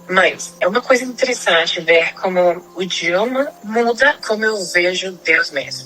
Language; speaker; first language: Portuguese; non-native, fluent; Spanish